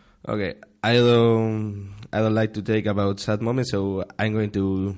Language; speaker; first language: English; non-native, learner; Spanish